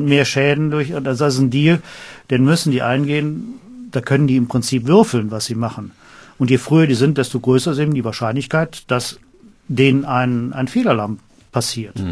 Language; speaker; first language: German; native; German